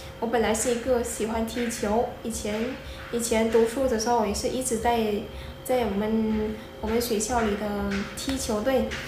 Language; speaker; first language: Chinese; non-native, fluent; Vietnamese